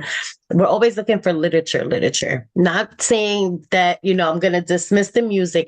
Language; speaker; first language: English; native; English